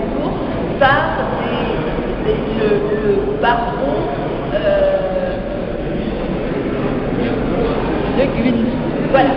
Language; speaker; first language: French; native; French